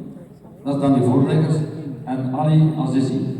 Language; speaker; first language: Dutch; native; Dutch